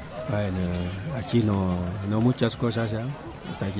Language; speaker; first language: Spanish; non-native, learner; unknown